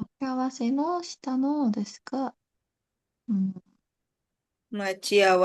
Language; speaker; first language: Japanese; non-native, learner; Indonesian